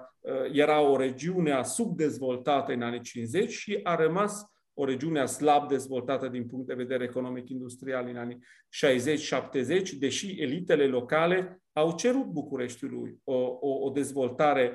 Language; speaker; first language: Romanian; non-native, fluent; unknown